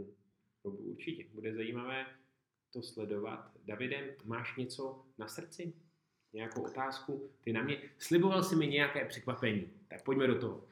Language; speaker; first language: Czech; native; Czech